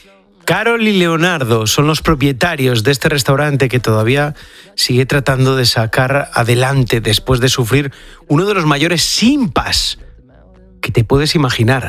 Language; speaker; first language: Spanish; native; Spanish